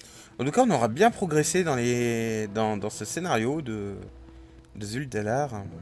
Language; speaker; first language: French; native; French